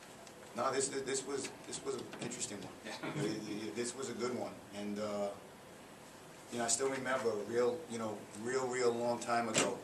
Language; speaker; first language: English; native; English